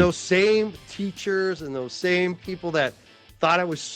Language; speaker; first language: English; native; English